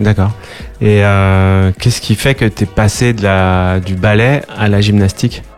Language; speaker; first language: French; native; French